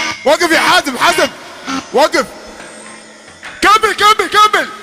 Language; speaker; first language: Arabic; native; Arabic